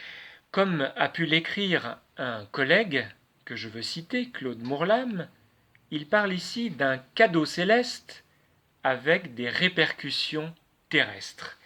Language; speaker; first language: French; native; French